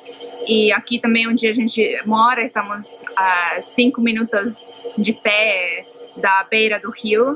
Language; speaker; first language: Portuguese; non-native, fluent; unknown